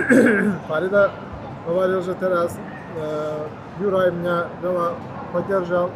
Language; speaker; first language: Slovak; non-native, learner; Azerbaijani